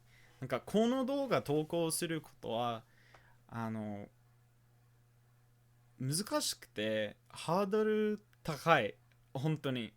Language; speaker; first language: Japanese; non-native, fluent; English